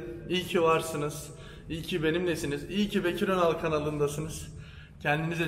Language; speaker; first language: Turkish; native; Turkish